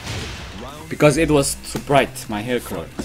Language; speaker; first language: English; non-native, learner; Korean